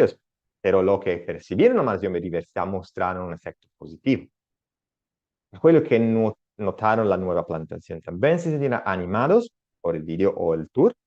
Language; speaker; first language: Spanish; non-native, learner; Italian